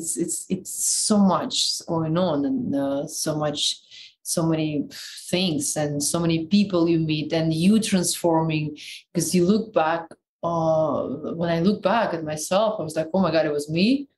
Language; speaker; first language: English; non-native, fluent; Russian